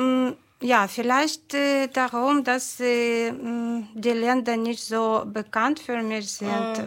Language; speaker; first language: German; non-native, fluent; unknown